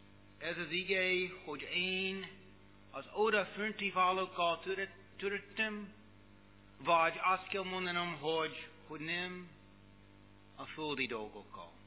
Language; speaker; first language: Hungarian; non-native, learner; English